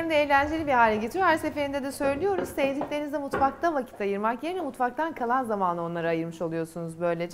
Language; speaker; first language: Turkish; native; Turkish